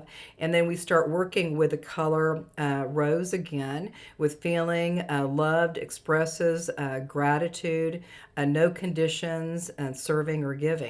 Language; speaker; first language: English; native; English